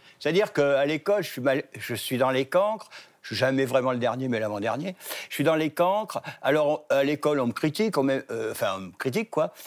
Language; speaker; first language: French; native; French